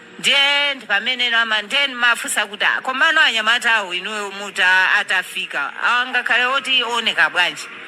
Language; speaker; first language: Nyanja; native; Nyanja